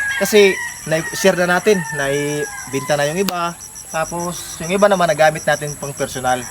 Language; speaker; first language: Filipino; non-native, local second language; Cebuano